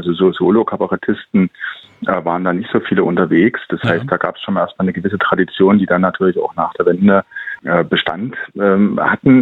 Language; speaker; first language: German; native; German